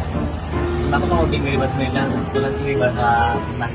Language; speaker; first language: Indonesian; native; Indonesian